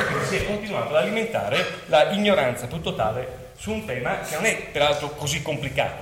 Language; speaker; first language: Italian; native; Italian